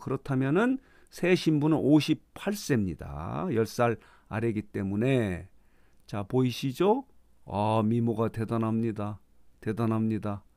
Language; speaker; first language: Korean; native; Korean